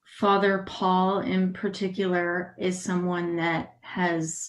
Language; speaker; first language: English; native; English